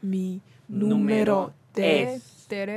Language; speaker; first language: Spanish; non-native, learner; Chinese